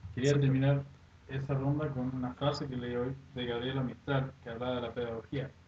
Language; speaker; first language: Spanish; native; Spanish